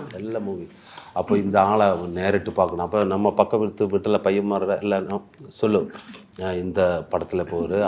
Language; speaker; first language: Tamil; non-native, learner; Malayalam